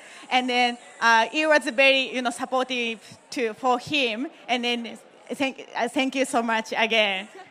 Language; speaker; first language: English; non-native, fluent; Japanese